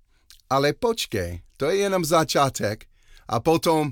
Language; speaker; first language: Czech; non-native, learner; English